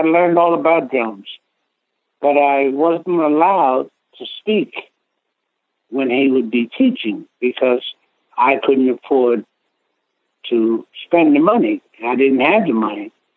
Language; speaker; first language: English; native; English